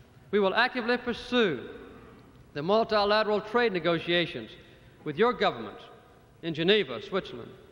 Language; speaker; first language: English; native; English